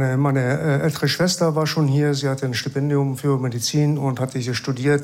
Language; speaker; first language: German; early bilingual, other home language; Persian